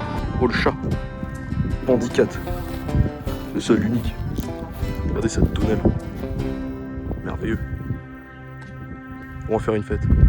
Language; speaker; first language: French; native; French